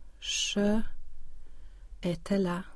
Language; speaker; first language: French; non-native, learner; Swedish